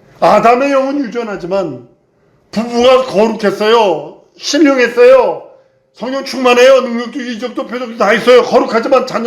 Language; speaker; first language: Korean; native; Korean